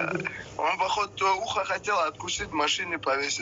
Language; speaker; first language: Russian; native; Russian